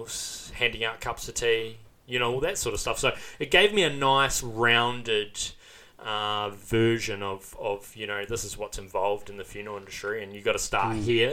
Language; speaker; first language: English; native; English